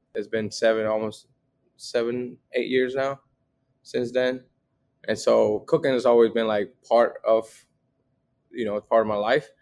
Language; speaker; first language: English; early bilingual, other home language; Vietnamese